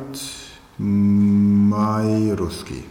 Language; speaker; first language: Russian; non-native, learner; German